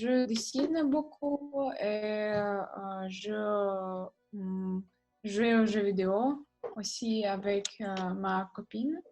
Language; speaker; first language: French; non-native, learner; Russian